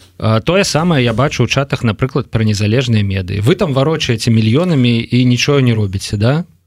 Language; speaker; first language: Belarusian; non-native, local second language; Russian